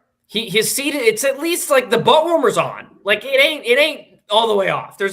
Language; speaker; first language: English; native; English